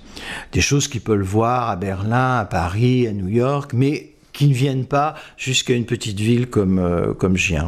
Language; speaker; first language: French; native; French